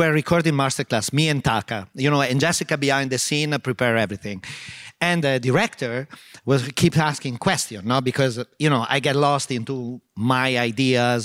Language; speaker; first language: English; non-native, fluent; Italian